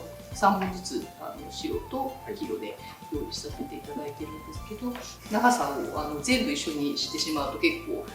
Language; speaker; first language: Japanese; native; Japanese